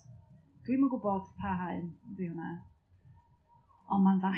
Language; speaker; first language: Welsh; native; Welsh